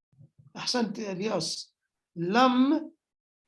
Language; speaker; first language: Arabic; non-native, fluent; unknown